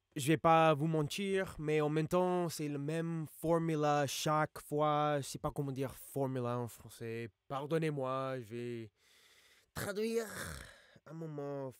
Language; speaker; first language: French; non-native, learner; English